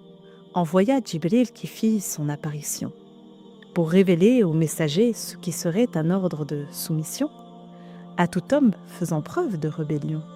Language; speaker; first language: French; native; French